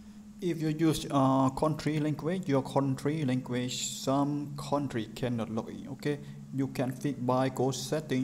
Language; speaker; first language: English; non-native, learner; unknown